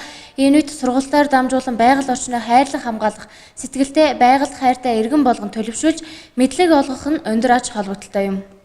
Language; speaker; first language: Mongolian; non-native, local second language; Kazakh